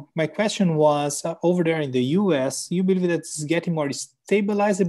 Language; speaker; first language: English; non-native, fluent; Portuguese